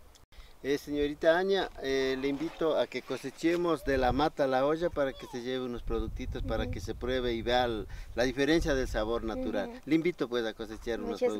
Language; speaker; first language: Spanish; native; Spanish